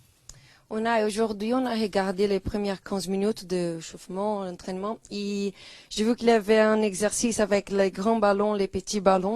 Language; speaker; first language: French; non-native, fluent; Portuguese